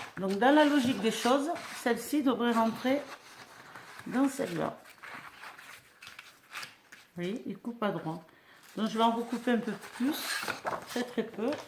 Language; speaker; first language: French; native; French